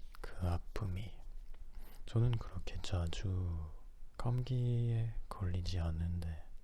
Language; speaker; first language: Korean; non-native, learner; French